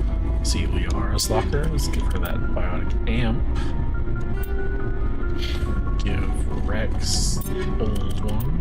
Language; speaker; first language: English; native; English